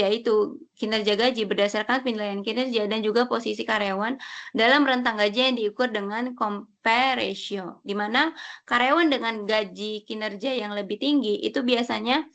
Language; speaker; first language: Indonesian; native; Indonesian